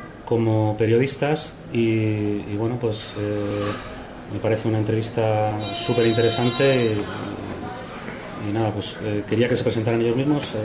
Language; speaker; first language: Spanish; native; Spanish